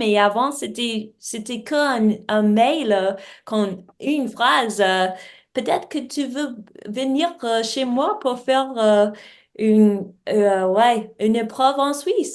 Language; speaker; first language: French; non-native, learner; English